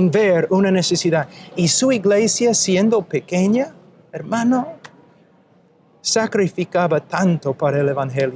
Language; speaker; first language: Spanish; non-native, fluent; English